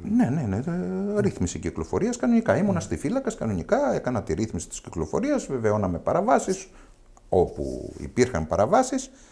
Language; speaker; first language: Greek; native; Greek